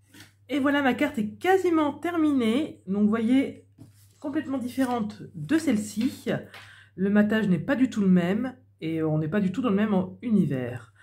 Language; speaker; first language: French; native; French